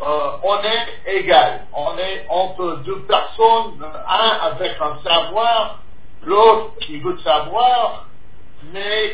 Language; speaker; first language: French; non-native, fluent; English